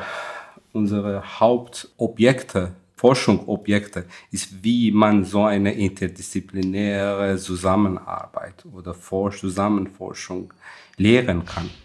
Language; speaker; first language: German; non-native, fluent; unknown